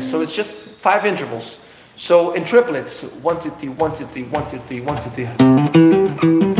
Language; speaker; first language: English; non-native, fluent; Portuguese